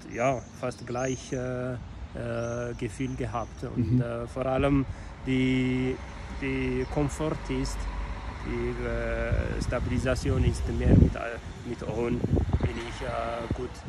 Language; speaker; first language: German; non-native, learner; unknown